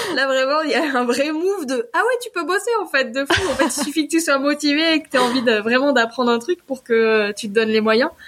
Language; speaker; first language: French; native; French